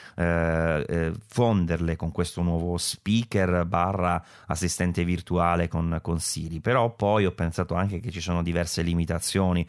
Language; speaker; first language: Italian; native; Italian